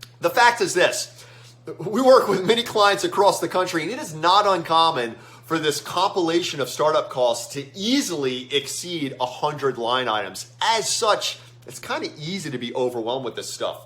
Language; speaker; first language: English; native; English